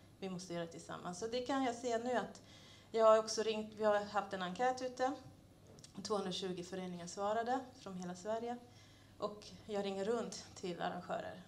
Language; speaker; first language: Swedish; non-native, fluent; Hungarian